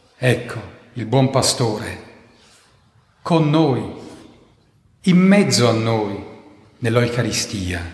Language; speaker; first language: Italian; non-native, fluent; German